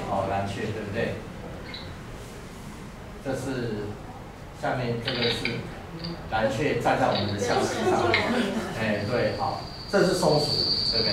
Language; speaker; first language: Chinese; native; Chinese